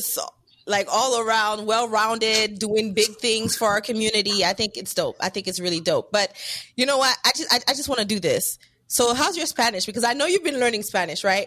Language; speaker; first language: English; non-native, fluent; French